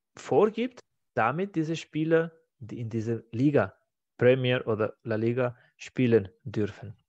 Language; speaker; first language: German; non-native, fluent; Spanish